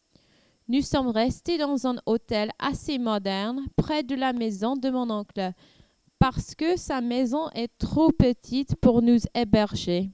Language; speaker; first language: French; non-native, learner; English